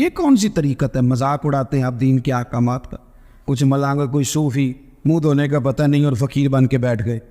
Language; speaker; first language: Urdu; non-native, local second language; Punjabi